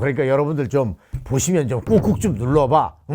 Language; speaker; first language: Korean; native; Korean